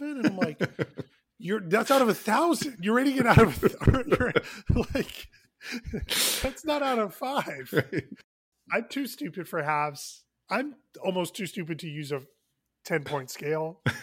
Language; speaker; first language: English; native; English